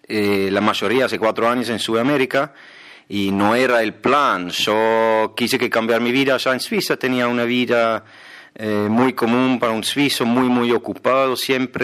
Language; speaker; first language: Spanish; non-native, fluent; German